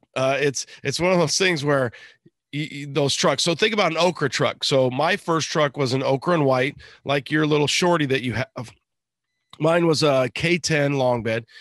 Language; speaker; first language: English; native; English